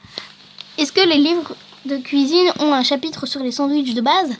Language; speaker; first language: French; native; French